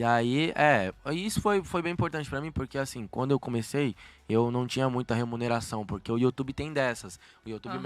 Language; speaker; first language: Portuguese; native; Portuguese